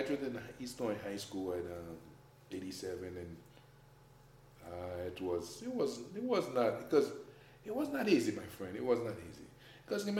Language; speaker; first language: English; non-native, fluent; Haitian Creole